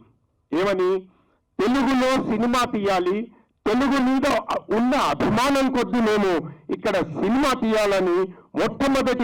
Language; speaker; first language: Telugu; native; Telugu